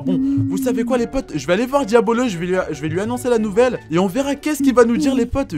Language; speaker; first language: French; native; French